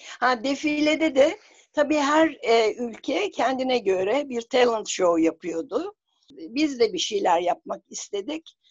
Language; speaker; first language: Turkish; native; Turkish